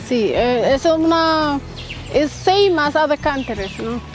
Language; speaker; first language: Spanish; non-native, learner; Somali